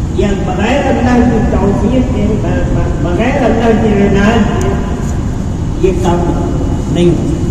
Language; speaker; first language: Urdu; native; Urdu